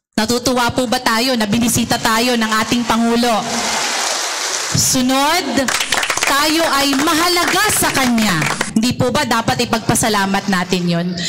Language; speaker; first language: Filipino; native; Filipino